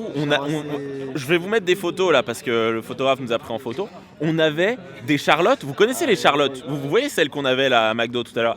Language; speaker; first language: French; native; French